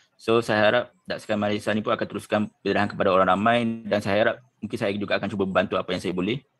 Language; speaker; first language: Malay; native; Malay